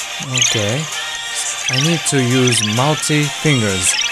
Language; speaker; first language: English; non-native, fluent; Japanese